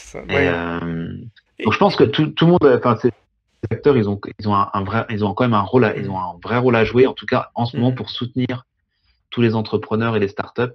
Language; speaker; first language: French; native; French